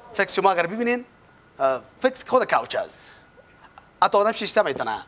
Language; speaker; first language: Persian; native; Persian